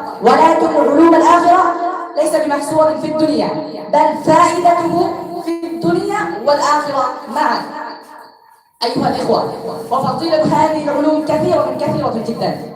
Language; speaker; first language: Arabic; non-native, learner; Bangla